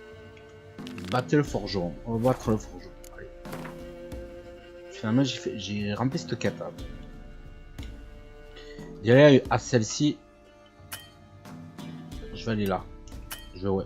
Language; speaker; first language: French; native; French